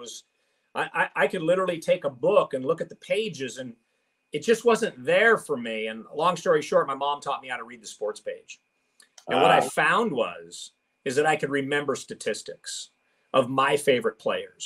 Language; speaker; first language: English; native; English